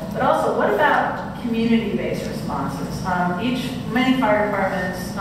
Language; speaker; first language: English; native; English